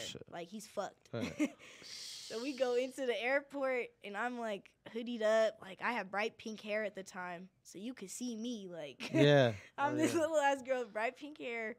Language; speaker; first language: English; native; English